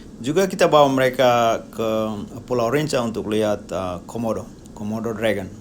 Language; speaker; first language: Indonesian; non-native, local second language; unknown